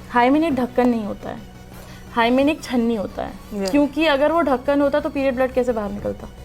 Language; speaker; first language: Hindi; native; Hindi